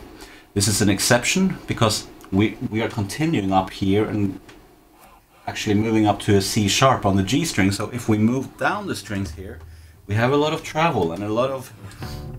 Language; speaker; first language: English; non-native, fluent; Norwegian